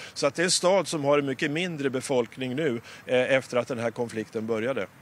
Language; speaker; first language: Swedish; native; Swedish